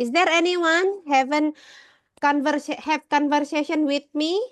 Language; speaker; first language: English; non-native, learner; Indonesian